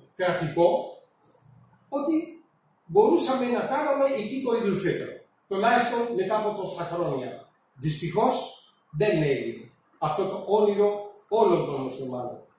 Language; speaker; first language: Greek; non-native, fluent; Urdu